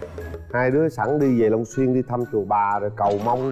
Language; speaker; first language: Vietnamese; native; Vietnamese